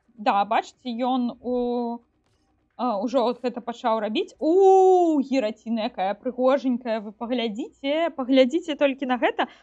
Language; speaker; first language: Belarusian; non-native, local second language; Russian